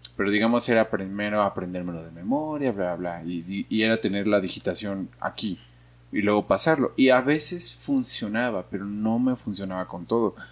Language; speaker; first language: Spanish; native; Spanish